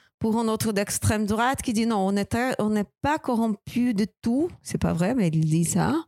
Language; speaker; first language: French; non-native, fluent; Portuguese